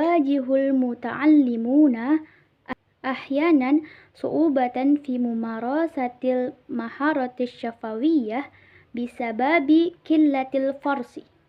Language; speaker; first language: Arabic; non-native, learner; Indonesian